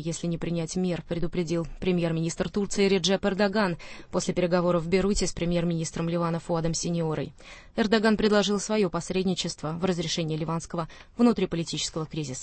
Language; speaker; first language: Russian; native; Russian